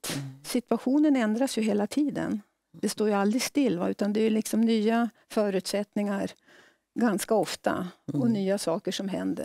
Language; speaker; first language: Swedish; native; Swedish